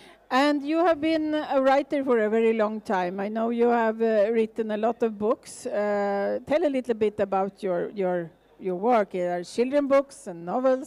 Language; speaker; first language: English; non-native, fluent; Swedish